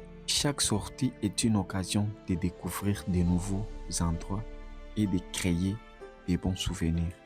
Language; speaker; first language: French; non-native, local second language; Swahili